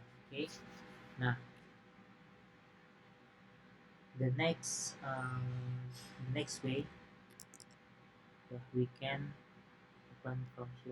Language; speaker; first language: English; non-native, learner; Indonesian